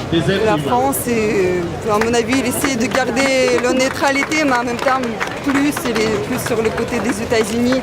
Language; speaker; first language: French; non-native, fluent; Russian